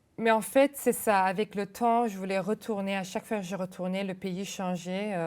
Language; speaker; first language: French; non-native, local second language; Arabic